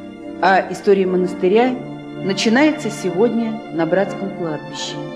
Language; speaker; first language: Russian; native; Russian